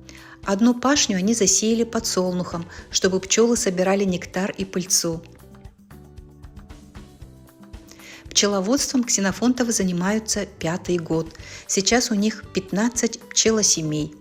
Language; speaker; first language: Russian; native; Russian